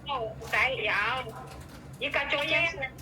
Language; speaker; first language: Cantonese; non-native, learner; Indonesian